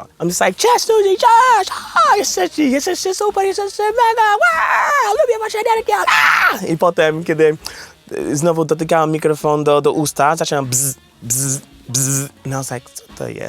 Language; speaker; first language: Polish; non-native, learner; English